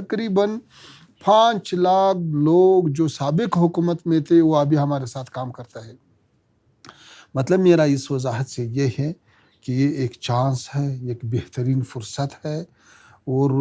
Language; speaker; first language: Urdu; non-native, fluent; Pashto